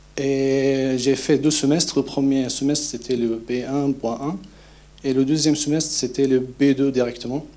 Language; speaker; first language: French; non-native, fluent; Arabic